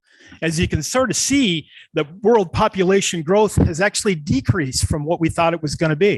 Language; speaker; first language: English; native; English